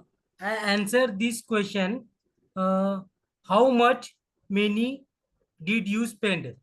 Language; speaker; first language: English; non-native, learner; Hindi